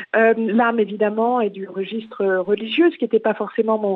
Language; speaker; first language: French; native; French